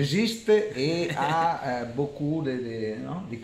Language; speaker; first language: French; non-native, fluent; Italian